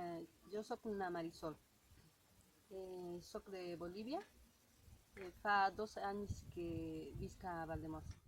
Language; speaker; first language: Catalan; non-native, learner; Spanish